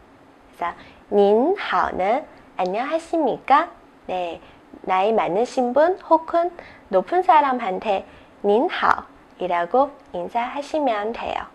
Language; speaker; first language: Korean; non-native, fluent; Chinese